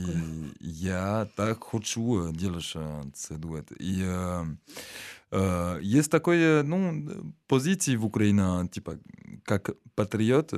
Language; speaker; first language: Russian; non-native, learner; French